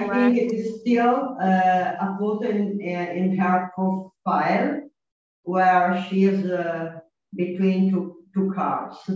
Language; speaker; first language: English; non-native, learner; Italian